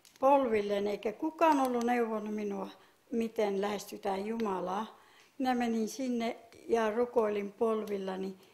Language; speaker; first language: Finnish; non-native, local second language; Northern Sami